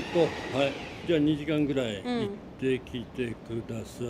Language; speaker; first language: Japanese; native; Japanese